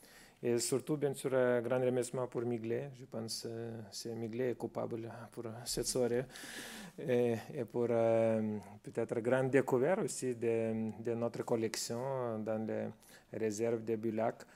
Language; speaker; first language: French; non-native, fluent; Lithuanian